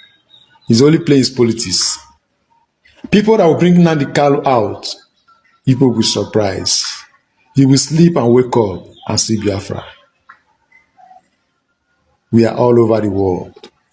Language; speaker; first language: Nigerian Pidgin; non-native, local second language; Igbo